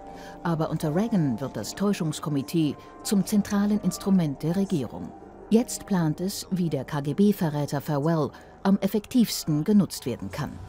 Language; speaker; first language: German; native; German